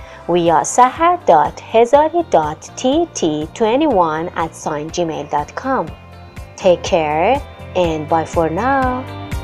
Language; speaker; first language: English; non-native, fluent; Persian